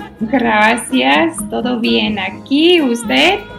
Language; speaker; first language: Spanish; non-native, learner; Afrikaans